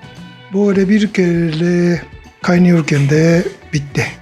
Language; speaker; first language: Turkish; non-native, learner; Japanese